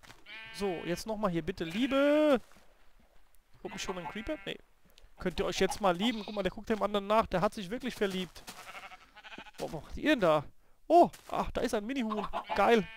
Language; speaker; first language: German; native; German